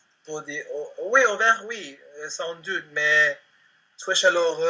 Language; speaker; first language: French; non-native, learner; Spanish